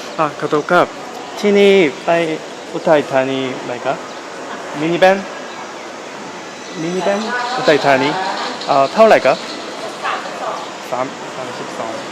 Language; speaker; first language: Thai; non-native, learner; Korean